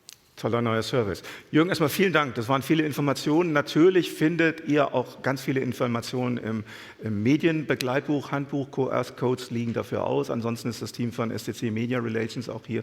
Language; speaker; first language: German; native; German